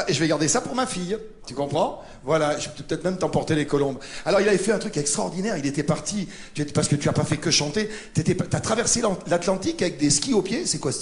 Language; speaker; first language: French; native; French